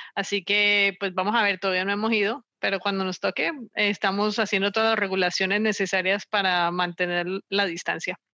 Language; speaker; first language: Spanish; native; Spanish